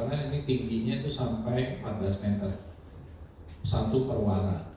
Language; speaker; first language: Indonesian; native; Indonesian